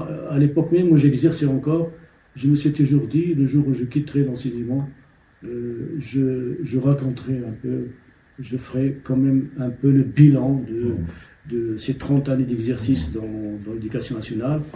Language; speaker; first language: French; non-native, local second language; Tachelhit